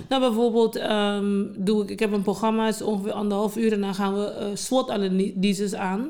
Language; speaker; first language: Dutch; non-native, local second language; English